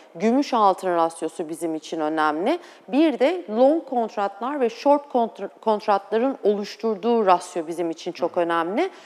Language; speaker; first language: Turkish; native; Turkish